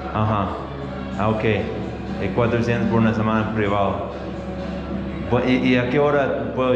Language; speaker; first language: Spanish; non-native, fluent; English